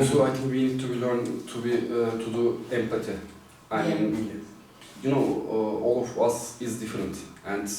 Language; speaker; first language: English; non-native, fluent; Turkish